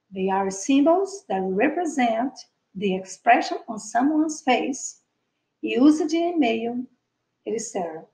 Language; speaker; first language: English; non-native, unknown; Portuguese